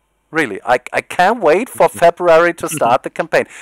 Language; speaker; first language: English; non-native, fluent; German